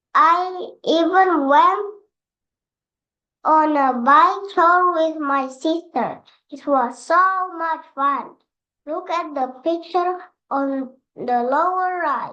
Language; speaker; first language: English; non-native, learner; Indonesian